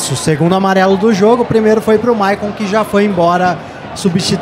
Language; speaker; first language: Portuguese; native; Portuguese